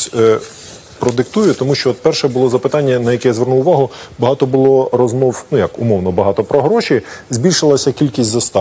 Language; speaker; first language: Ukrainian; native; Ukrainian